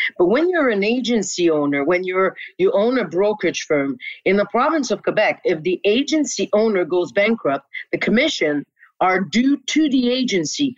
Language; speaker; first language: English; non-native, local second language; French